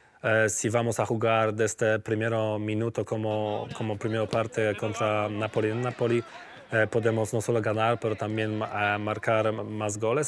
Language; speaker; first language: Spanish; non-native, learner; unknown